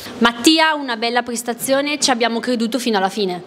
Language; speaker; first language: Italian; native; Italian